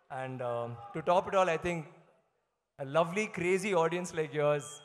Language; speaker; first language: Telugu; non-native, fluent; Tamil